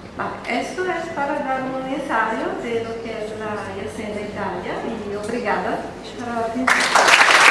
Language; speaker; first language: Spanish; non-native, fluent; Italian